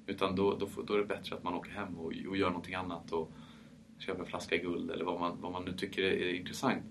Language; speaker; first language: Swedish; early bilingual, heritage; Swedish